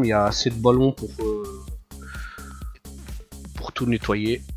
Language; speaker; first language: French; native; French